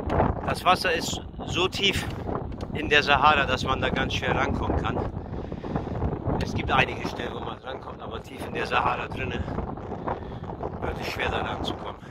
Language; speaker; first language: German; early bilingual, other home language; Turkish